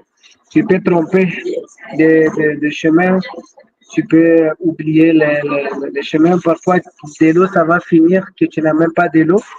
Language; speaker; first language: French; non-native, local second language; Tamasheq